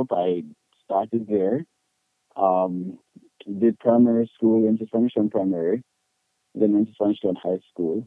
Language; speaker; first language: English; non-native, local second language; Jamaican Creole English